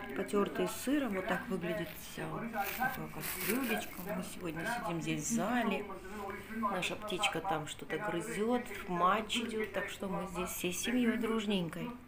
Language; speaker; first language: Russian; non-native, local second language; Georgian